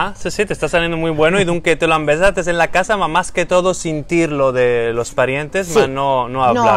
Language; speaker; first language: Spanish; non-native, fluent; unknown